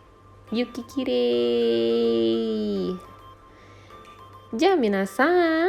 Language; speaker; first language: Japanese; non-native, fluent; Indonesian